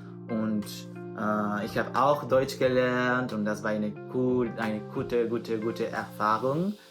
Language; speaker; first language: German; non-native, fluent; Spanish